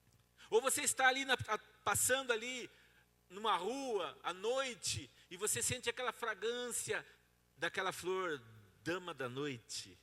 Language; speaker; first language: Portuguese; native; Portuguese